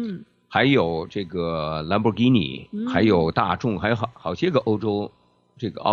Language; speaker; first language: Chinese; native; Chinese